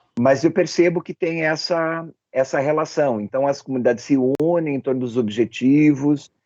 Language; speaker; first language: Portuguese; native; Portuguese